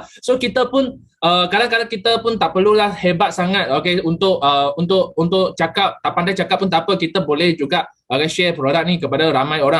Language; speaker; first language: Malay; native; Malay